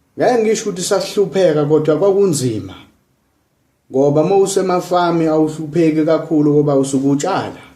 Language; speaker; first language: Zulu; non-native, local second language; English